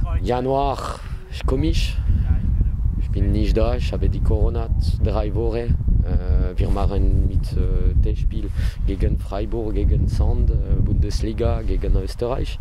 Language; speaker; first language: German; non-native, learner; French